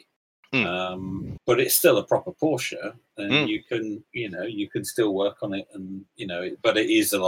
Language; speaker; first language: English; native; English